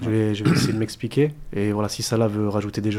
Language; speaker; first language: French; early bilingual, other home language; Arabic